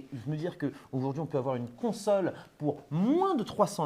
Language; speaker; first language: French; native; French